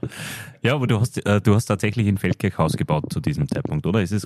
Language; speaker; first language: German; native; German